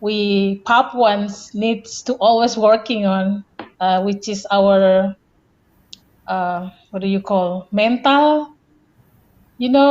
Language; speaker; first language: English; non-native, fluent; Indonesian